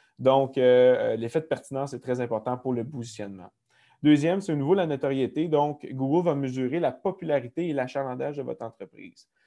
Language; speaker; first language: French; native; French